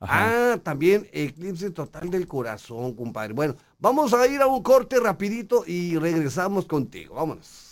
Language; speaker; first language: Spanish; native; Spanish